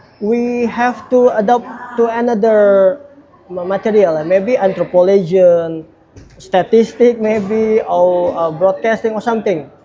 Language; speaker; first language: English; non-native, learner; Indonesian